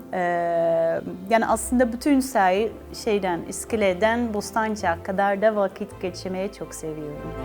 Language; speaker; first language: Turkish; non-native, learner; Dutch